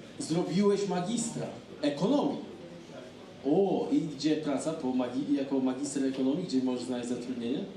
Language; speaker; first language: Polish; native; Polish